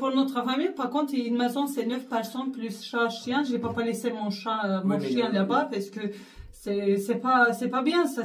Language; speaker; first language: French; non-native, learner; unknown